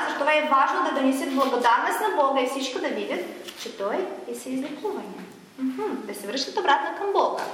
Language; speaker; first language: Bulgarian; non-native, fluent; Russian